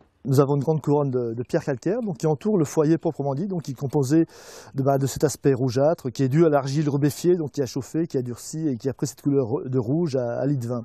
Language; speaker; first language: French; native; French